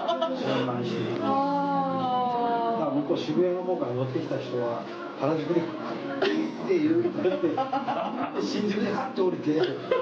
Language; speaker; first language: Japanese; native; Japanese